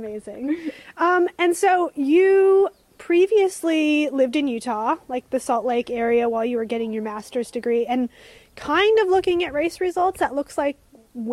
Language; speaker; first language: English; native; English